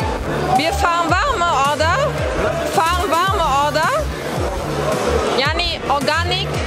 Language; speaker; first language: Turkish; non-native, learner; German